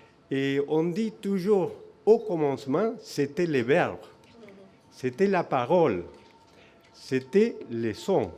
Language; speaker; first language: French; non-native, fluent; Spanish